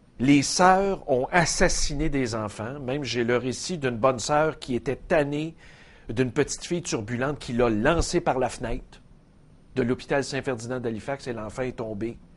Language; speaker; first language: French; native; French